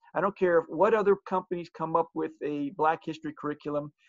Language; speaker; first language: English; native; English